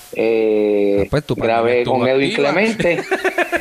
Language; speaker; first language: Spanish; native; Spanish